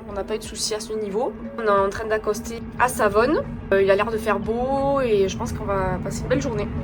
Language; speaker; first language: French; native; French